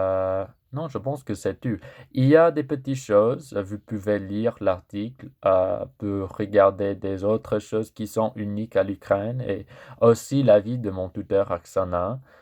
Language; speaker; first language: French; non-native, fluent; English